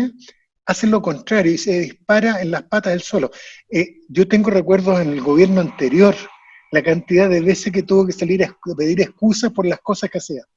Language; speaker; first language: Spanish; native; Spanish